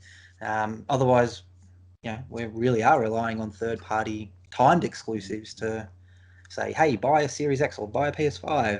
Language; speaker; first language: English; native; English